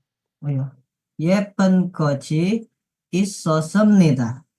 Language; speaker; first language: Korean; non-native, learner; Indonesian